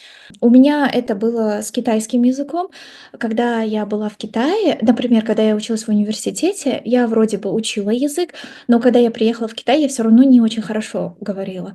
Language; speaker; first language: Russian; non-native, local second language; Kazakh